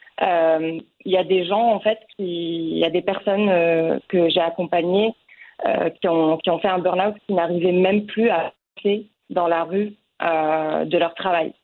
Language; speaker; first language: French; non-native, local second language; Arabic